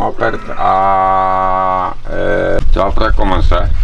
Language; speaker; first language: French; non-native, learner; Polish